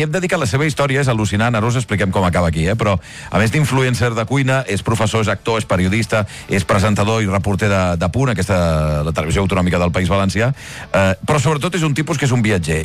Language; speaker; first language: Catalan; native; Catalan